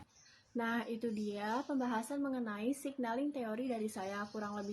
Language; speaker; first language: Indonesian; native; Indonesian